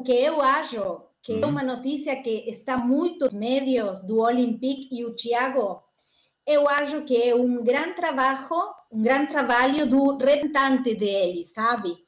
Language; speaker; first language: Portuguese; non-native, learner; Spanish